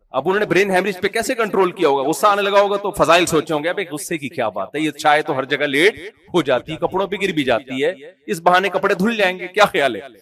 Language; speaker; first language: Urdu; native; Urdu